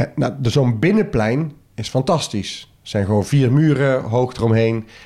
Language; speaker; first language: Dutch; native; Dutch